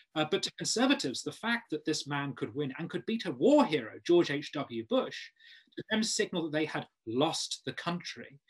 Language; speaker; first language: English; native; English